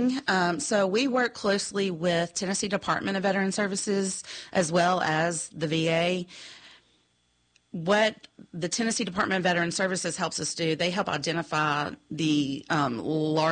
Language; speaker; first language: English; native; English